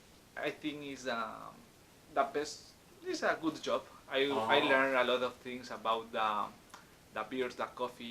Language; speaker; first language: English; non-native, learner; Spanish